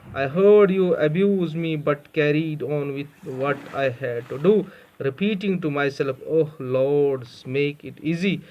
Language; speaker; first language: English; non-native, local second language; Urdu